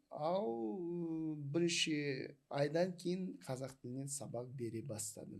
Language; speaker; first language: Kazakh; non-native, local second language; Russian